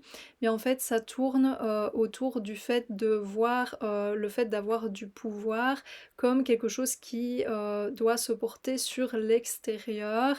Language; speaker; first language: French; native; French